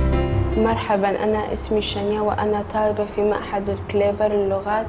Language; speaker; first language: Arabic; non-native, learner; Kurdish